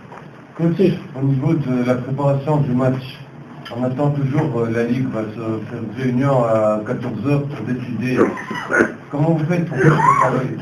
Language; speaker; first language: French; non-native, local second language; Arabic